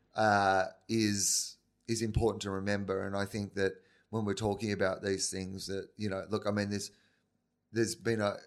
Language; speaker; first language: English; native; English